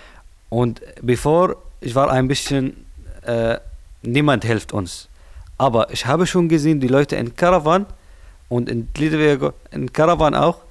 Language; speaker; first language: German; non-native, learner; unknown